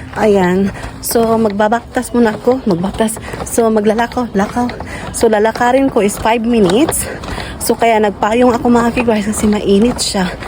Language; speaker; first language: Filipino; non-native, local second language; Cebuano